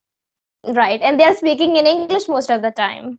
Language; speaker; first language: English; non-native, local second language; Hindi